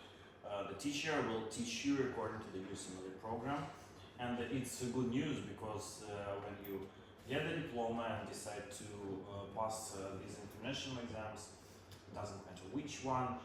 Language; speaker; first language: English; non-native, learner; Russian